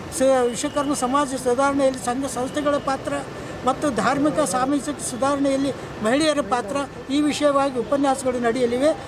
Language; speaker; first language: Kannada; native; Kannada